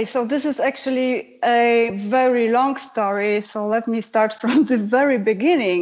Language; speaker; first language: English; non-native, fluent; Polish